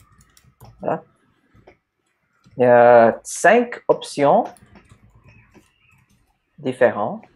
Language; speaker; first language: French; non-native, learner; English